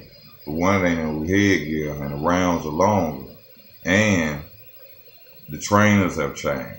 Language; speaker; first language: English; native; English